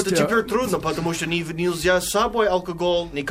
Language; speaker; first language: Russian; non-native, fluent; English